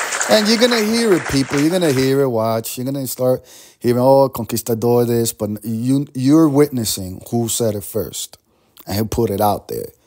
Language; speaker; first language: English; early bilingual, other home language; Spanish